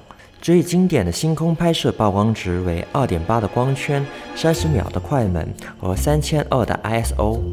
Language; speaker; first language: Chinese; non-native, local second language; Cantonese